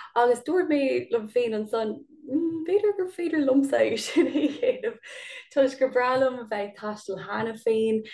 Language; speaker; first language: Irish; non-native, local second language; English